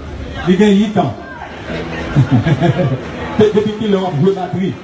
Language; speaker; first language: French; non-native, local second language; Haitian Creole